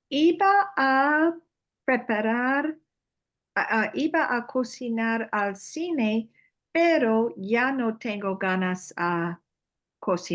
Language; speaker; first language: Spanish; non-native, learner; English